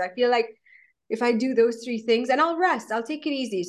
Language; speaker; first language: English; non-native, local second language; Gujarati